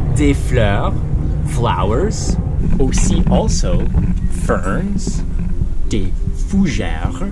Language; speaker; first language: French; non-native, fluent; English